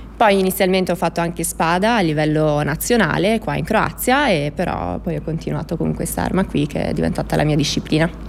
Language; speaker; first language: Italian; native; Italian